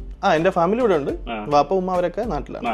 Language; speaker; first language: Malayalam; native; Malayalam